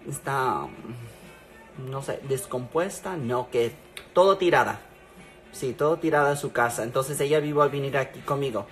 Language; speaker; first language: Spanish; non-native, learner; English